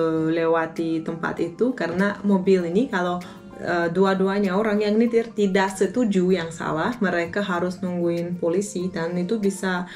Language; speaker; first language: Indonesian; non-native, fluent; Russian